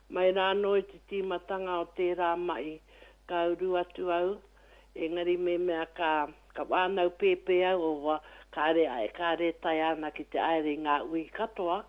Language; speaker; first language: Māori; native; Māori